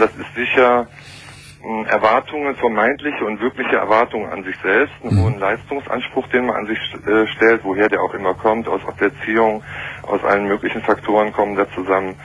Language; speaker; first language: German; native; German